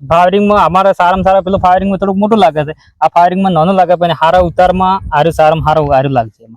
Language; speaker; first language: Gujarati; native; Gujarati